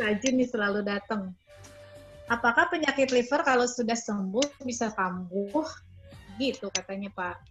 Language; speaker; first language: Indonesian; native; Indonesian